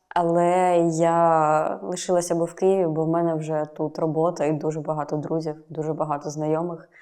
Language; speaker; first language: Ukrainian; native; Ukrainian